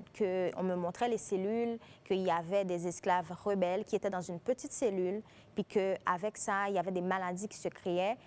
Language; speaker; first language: French; non-native, local second language; Haitian Creole